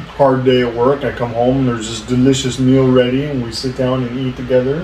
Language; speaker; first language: English; native; English